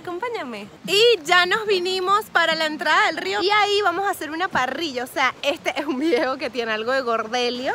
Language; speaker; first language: Spanish; native; Spanish